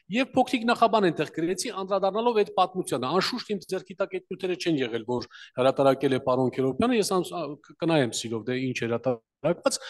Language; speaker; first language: Armenian; native; Armenian